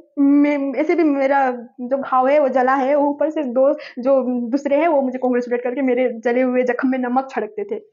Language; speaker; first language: Hindi; non-native, local second language; Nepali